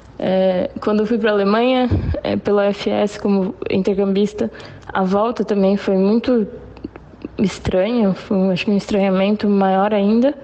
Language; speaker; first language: Portuguese; early bilingual, other home language; Spanish